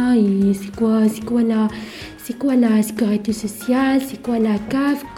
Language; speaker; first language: French; non-native, learner; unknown